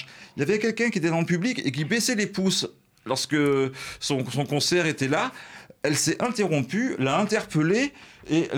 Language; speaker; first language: French; native; French